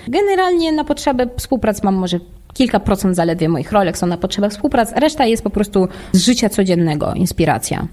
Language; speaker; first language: Polish; non-native, fluent; Russian